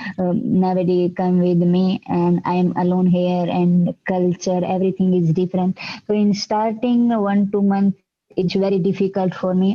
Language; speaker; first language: English; non-native, learner; Hindi